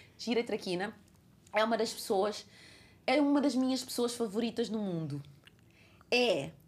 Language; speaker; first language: Portuguese; non-native, local second language; Kabuverdianu